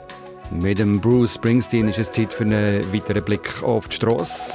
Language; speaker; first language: German; native; German